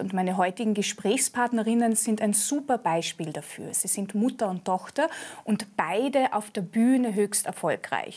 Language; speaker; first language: German; native; German